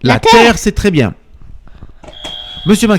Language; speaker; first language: French; native; French